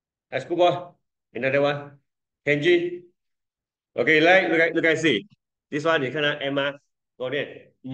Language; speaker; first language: English; non-native, local second language; Chinese